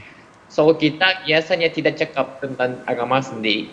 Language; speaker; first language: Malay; non-native, fluent; Japanese